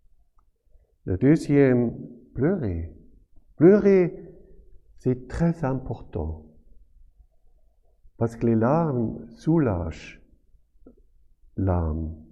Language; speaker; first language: French; non-native, fluent; German